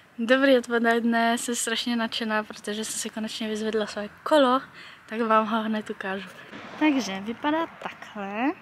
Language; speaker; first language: Czech; early bilingual, heritage; Czech